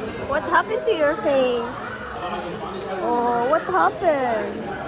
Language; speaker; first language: English; non-native, local second language; Cebuano